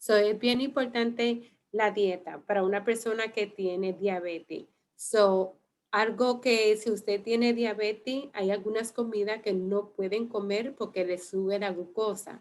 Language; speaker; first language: Spanish; early bilingual, heritage; Spanish